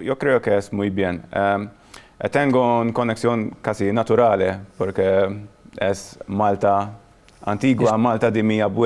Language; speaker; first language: Spanish; non-native, fluent; Maltese